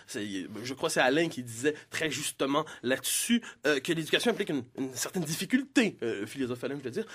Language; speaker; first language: French; native; French